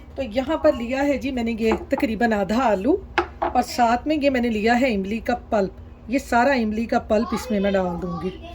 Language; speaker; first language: Urdu; non-native, local second language; Punjabi